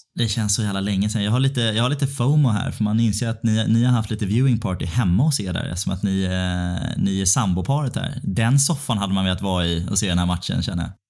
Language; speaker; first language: Swedish; native; Swedish